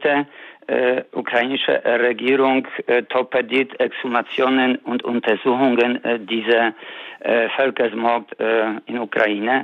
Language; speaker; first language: German; non-native, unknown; Polish